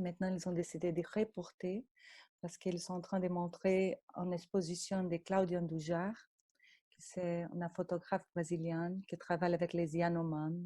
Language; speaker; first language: French; non-native, fluent; Portuguese